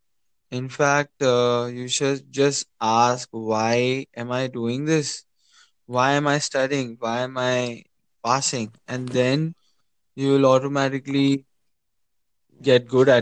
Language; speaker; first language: English; non-native, local second language; Hindi